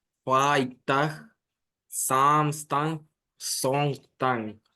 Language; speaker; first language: German; non-native, learner; Spanish